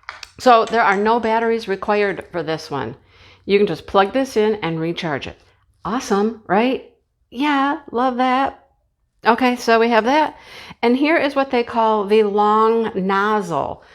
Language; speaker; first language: English; native; English